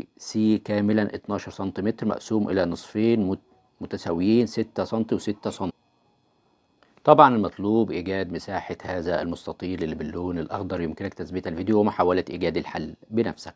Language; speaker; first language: Arabic; native; Arabic